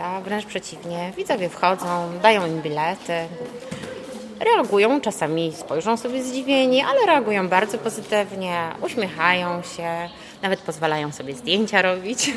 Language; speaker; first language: Polish; native; Polish